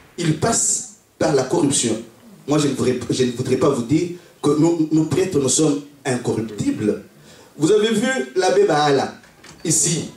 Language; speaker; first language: French; non-native, local second language; Luba-Lulua